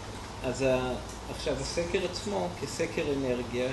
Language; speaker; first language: Hebrew; native; Hebrew